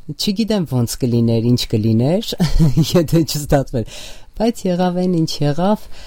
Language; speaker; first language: Armenian; native; Armenian